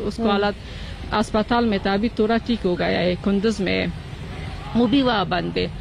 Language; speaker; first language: Hindi; non-native, learner; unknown